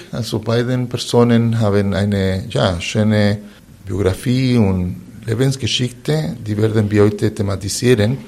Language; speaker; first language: German; non-native, fluent; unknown